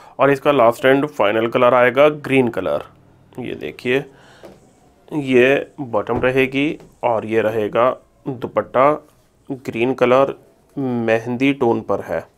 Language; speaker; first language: Hindi; native; Hindi